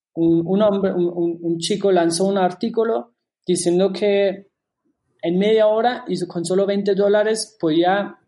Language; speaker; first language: Spanish; non-native, fluent; German